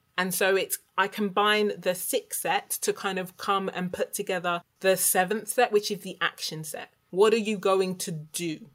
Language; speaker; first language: English; native; English